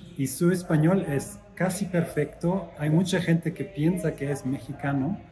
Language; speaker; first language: Spanish; non-native, fluent; German